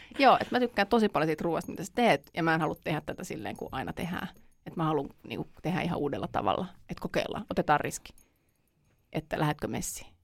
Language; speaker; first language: Finnish; native; Finnish